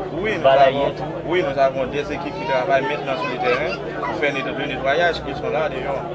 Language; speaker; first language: French; non-native, local second language; Haitian Creole